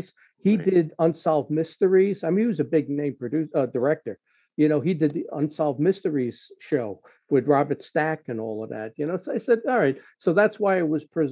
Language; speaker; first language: English; native; English